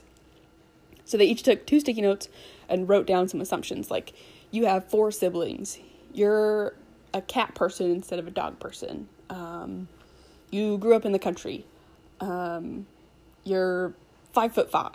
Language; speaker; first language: English; native; English